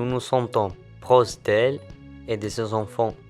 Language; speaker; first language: French; non-native, learner; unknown